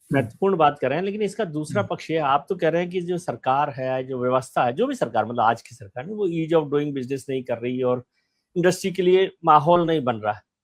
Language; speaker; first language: Hindi; native; Hindi